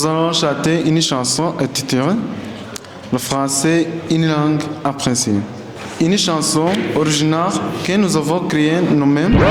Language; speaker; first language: French; non-native, learner; Kinyarwanda